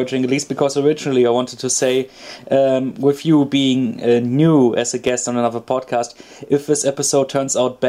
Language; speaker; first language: English; non-native, fluent; German